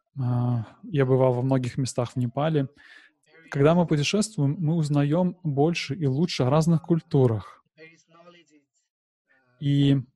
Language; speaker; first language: Russian; non-native, learner; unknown